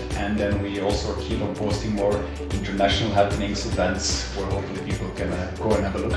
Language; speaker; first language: English; non-native, fluent; Dutch